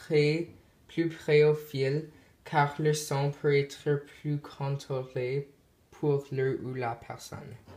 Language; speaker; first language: French; non-native, learner; English